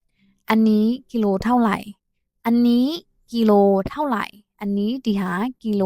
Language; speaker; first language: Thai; non-native, fluent; Burmese